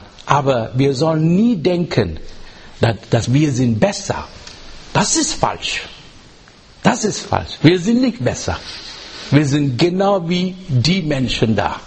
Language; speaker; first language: German; non-native, learner; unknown